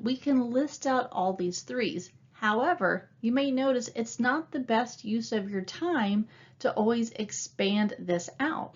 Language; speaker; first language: English; native; English